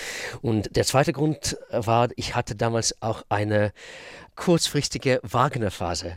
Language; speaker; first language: German; non-native, fluent; Russian